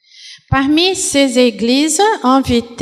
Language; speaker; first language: French; non-native, fluent; Portuguese